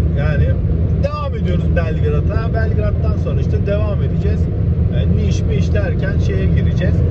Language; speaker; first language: Turkish; early bilingual, heritage; Turkish